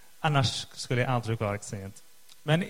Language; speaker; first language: Swedish; non-native, fluent; English